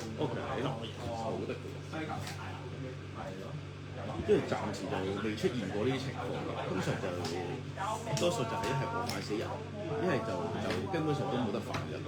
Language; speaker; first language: Cantonese; native; Cantonese